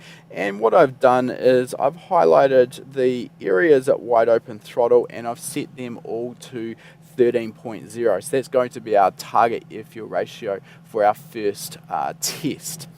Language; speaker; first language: English; native; English